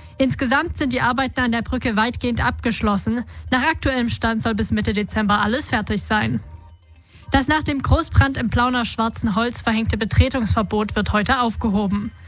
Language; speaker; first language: German; native; German